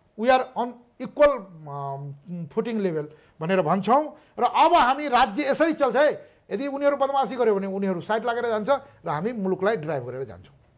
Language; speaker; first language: Nepali; non-native, local second language; Maithili